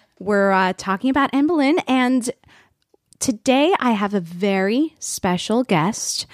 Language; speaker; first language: English; non-native, fluent; Spanish